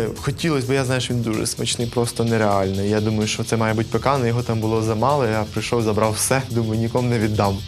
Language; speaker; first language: Ukrainian; native; Ukrainian